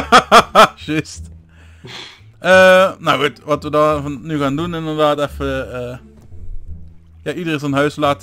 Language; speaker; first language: Dutch; native; Dutch